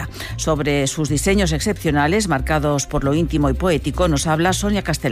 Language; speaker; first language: Spanish; native; Spanish